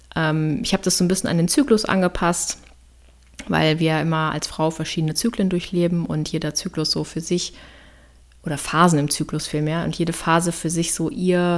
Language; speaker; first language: German; native; German